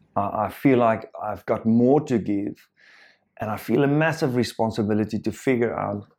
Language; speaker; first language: English; non-native, local second language; Afrikaans